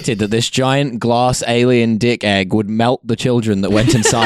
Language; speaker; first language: English; native; English